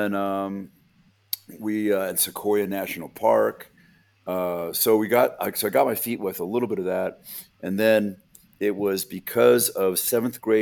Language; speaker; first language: English; native; English